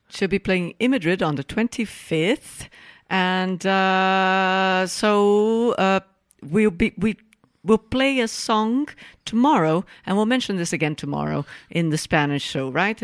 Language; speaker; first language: English; non-native, fluent; Portuguese